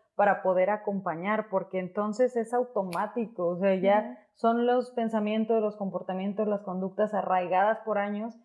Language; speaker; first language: Spanish; native; Spanish